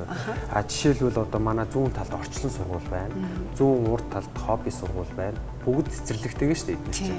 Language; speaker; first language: Mongolian; native; Mongolian